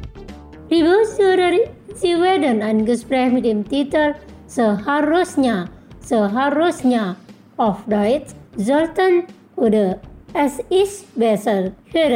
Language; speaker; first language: German; non-native, learner; Indonesian